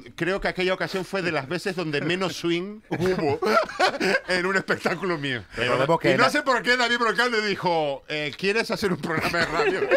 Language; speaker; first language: Spanish; native; Spanish